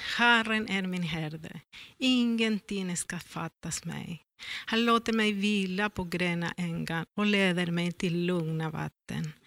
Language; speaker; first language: Swedish; non-native, learner; Spanish